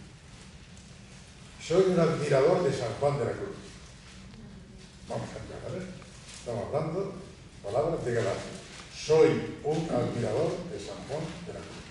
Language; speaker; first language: Spanish; native; Spanish